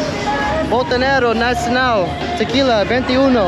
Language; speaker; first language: Spanish; non-native, learner; English